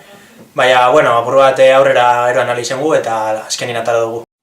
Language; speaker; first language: Basque; native; Basque